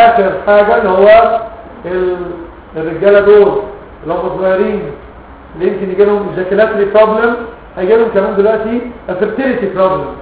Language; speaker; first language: Arabic; native; Arabic